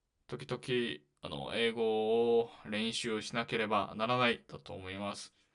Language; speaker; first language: Japanese; non-native, learner; Korean